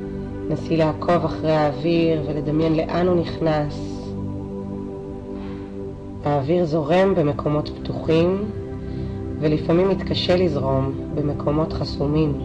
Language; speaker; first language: Hebrew; native; Hebrew